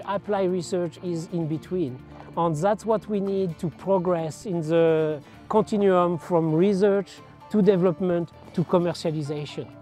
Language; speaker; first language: English; non-native, fluent; French